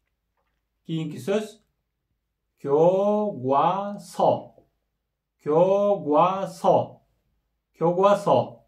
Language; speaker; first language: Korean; non-native, fluent; Kyrgyz